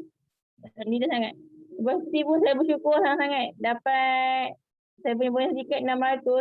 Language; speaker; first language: Malay; native; Malay